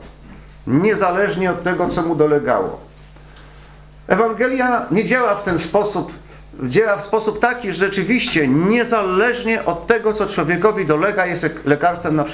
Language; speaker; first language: Polish; native; Polish